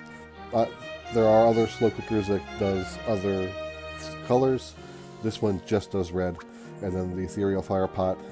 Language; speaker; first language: English; native; English